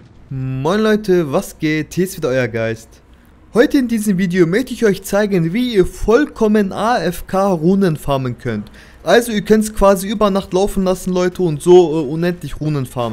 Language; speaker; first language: German; native; German